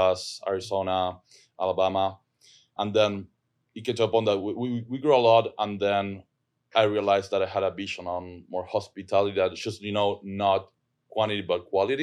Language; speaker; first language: English; non-native, fluent; Spanish